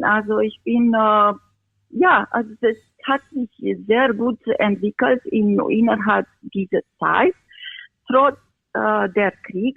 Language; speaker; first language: German; non-native, fluent; Romanian